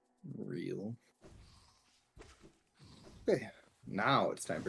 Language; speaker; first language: English; native; English